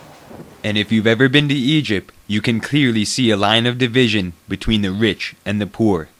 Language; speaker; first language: English; native; English